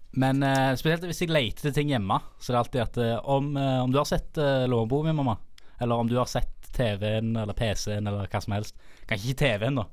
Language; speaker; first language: Norwegian; native; Norwegian